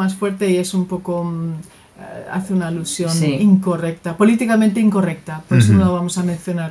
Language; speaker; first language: Spanish; native; Spanish